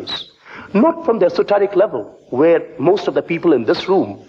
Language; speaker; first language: English; non-native, local second language; Bangla